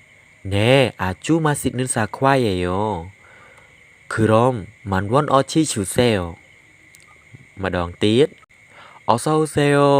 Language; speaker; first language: Korean; non-native, fluent; Khmer